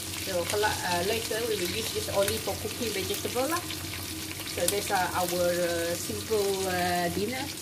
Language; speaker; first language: English; non-native, local second language; Malay